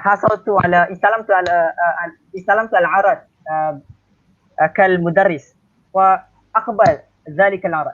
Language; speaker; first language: Arabic; non-native, learner; Malay